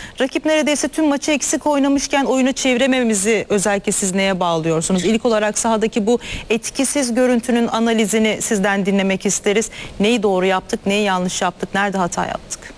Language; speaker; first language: Turkish; native; Turkish